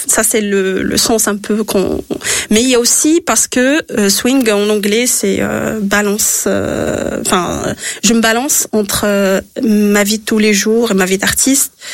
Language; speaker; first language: French; non-native, local second language; Arabic